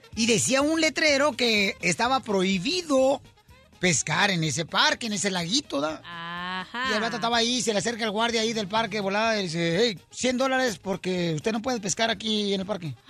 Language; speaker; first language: Spanish; native; Spanish